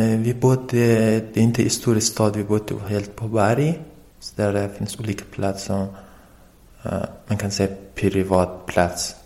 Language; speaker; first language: Swedish; non-native, learner; Persian